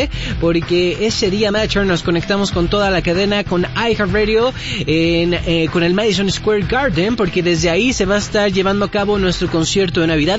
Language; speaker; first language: Spanish; native; Spanish